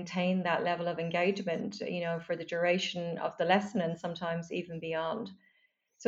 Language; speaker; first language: English; native; English